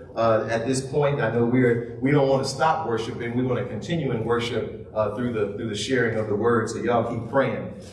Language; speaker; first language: English; native; English